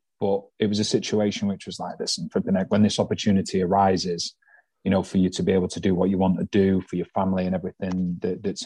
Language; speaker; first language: English; native; English